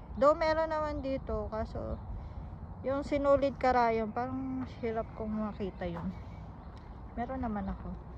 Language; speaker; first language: Filipino; native; Filipino